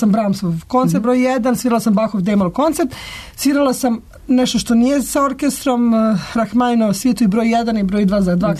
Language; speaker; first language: Serbian; native; Serbian